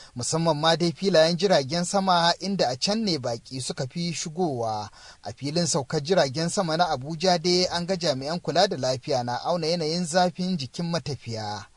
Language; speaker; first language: Hausa; native; Hausa